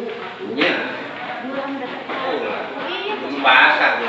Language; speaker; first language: Indonesian; non-native, local second language; Sundanese